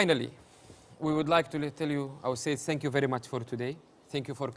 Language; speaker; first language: English; non-native, learner; Arabic